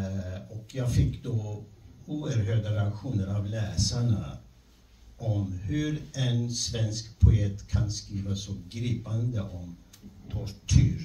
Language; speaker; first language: Swedish; non-native, fluent; Kurdish